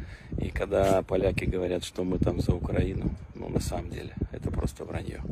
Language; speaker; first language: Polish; non-native, learner; Russian